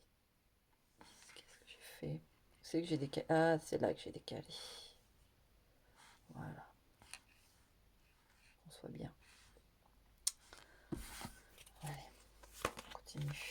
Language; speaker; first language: French; native; French